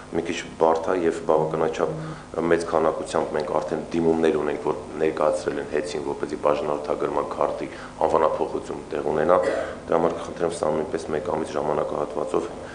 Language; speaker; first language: Armenian; native; Armenian